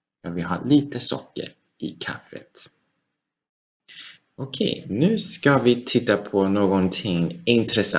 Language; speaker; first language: Swedish; non-native, fluent; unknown